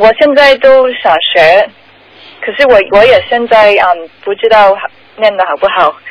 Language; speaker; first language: Chinese; early bilingual, heritage; Chinese